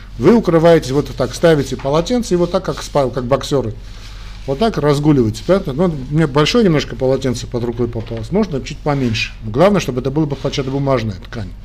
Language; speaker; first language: Russian; non-native, local second language; Armenian